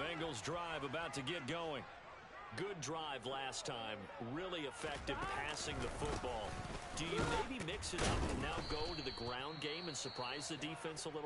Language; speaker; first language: English; native; English